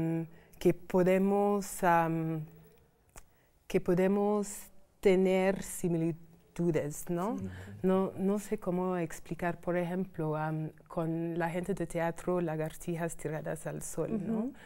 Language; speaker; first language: Spanish; non-native, fluent; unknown